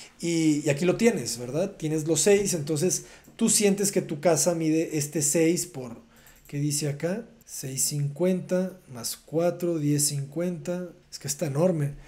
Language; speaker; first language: Spanish; native; Spanish